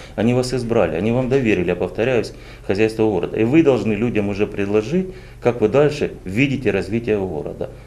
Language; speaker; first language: Russian; native; Russian